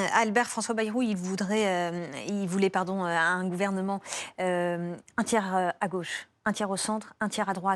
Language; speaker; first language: French; native; French